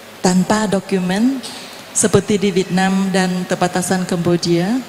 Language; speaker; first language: Indonesian; non-native, fluent; Vietnamese